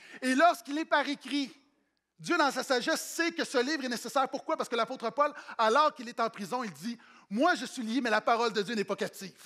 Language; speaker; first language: French; native; French